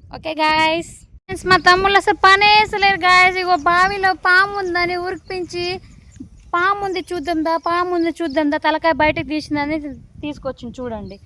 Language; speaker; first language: Telugu; non-native, local second language; Lambadi